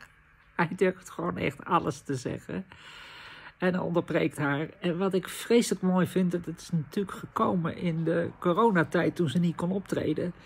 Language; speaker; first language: Dutch; native; Dutch